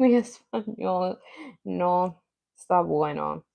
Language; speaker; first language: Spanish; non-native, learner; English